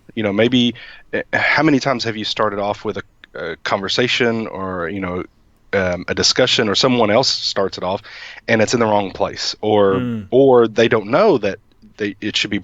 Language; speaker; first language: English; native; English